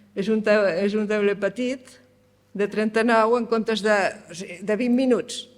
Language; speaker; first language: Catalan; native; Catalan